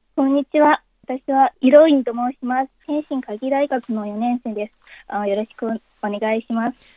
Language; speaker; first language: Japanese; non-native, learner; Chinese